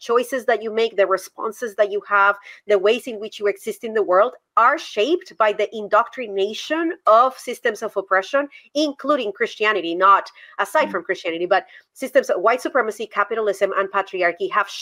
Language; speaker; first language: English; non-native, fluent; Spanish